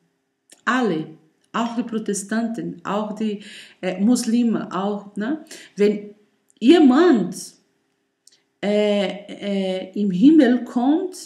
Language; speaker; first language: German; non-native, learner; Portuguese